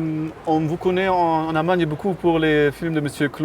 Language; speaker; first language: French; non-native, learner; German